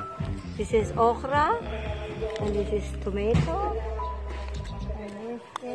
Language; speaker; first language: English; non-native, local second language; Filipino